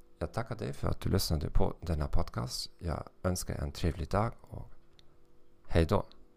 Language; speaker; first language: Swedish; non-native, fluent; German